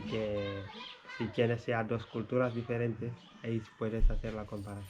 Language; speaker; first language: Spanish; non-native, fluent; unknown